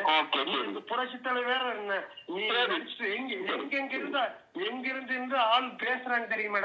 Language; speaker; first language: Tamil; native; Tamil